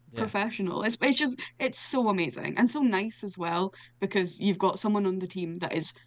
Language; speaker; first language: English; native; English